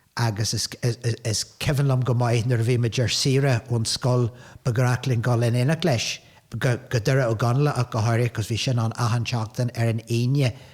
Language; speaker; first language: Irish; non-native, local second language; English